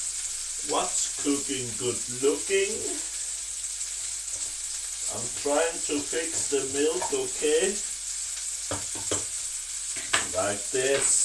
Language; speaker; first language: English; non-native, learner; Danish